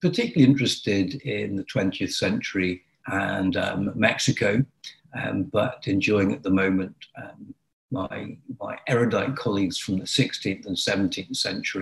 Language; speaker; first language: English; native; English